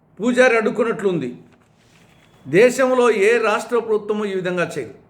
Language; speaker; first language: Telugu; native; Telugu